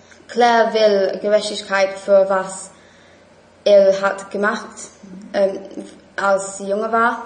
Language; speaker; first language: German; non-native, learner; English